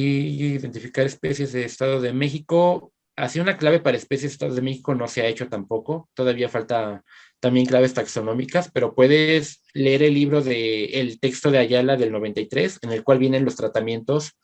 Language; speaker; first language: Spanish; native; Spanish